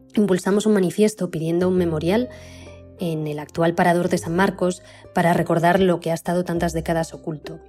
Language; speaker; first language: Spanish; native; Spanish